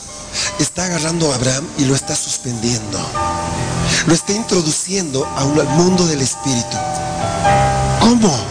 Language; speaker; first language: Spanish; native; Spanish